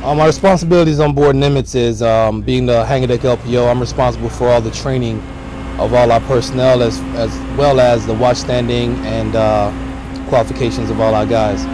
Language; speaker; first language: English; native; English